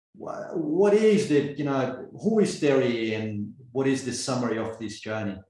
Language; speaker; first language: English; non-native, fluent; Portuguese